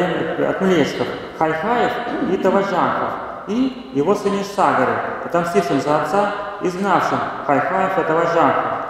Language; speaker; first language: Russian; native; Russian